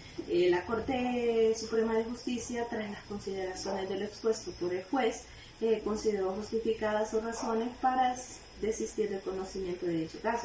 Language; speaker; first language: Spanish; native; Spanish